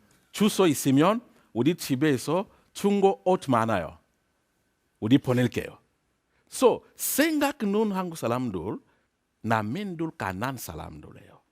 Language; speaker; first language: Korean; non-native, learner; French